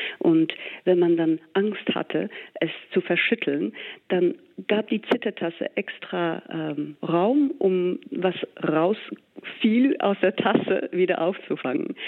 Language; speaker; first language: German; non-native, fluent; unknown